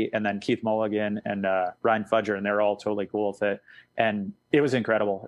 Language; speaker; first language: English; native; English